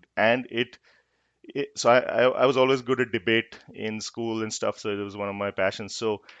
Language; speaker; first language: English; non-native, local second language; Hindi